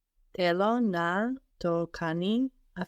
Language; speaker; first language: Greek; non-native, learner; English